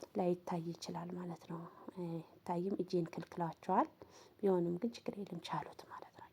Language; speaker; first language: Amharic; non-native, local second language; Tigrinya